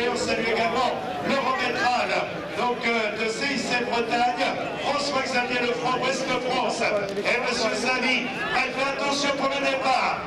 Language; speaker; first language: French; native; French